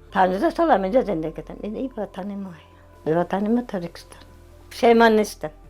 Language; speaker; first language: Tajik; non-native, fluent; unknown